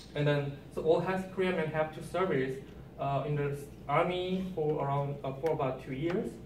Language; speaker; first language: English; non-native, learner; Korean